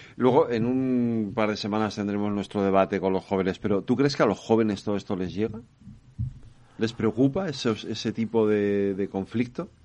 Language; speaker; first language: Spanish; native; Spanish